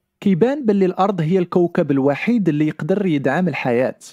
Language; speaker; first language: Arabic; non-native, learner; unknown